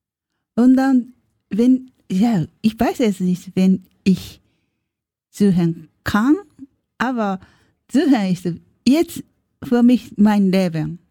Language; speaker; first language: German; non-native, learner; Japanese